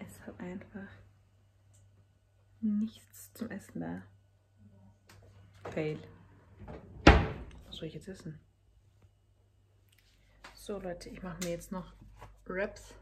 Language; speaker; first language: German; early bilingual, other home language; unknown